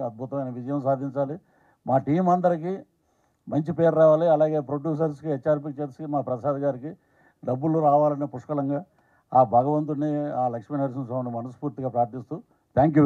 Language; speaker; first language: Telugu; native; Telugu